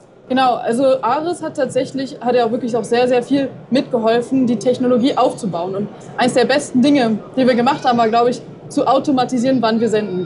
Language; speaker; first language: German; native; German